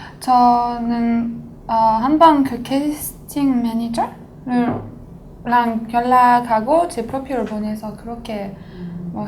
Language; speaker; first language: Korean; non-native, fluent; French